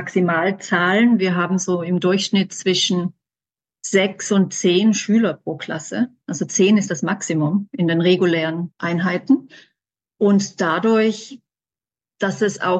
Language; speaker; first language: German; native; German